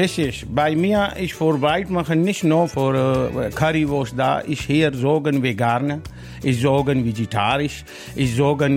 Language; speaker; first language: German; non-native, learner; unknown